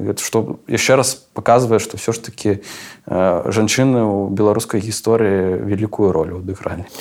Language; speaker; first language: Belarusian; non-native, local second language; Russian